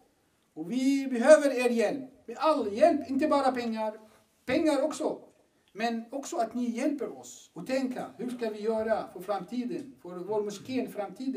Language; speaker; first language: Swedish; non-native, fluent; Arabic